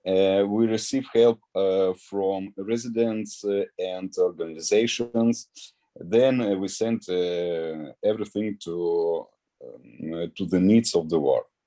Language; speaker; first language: English; non-native, learner; Ukrainian